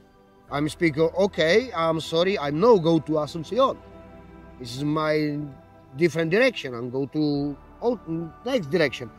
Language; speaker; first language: English; non-native, learner; Slovak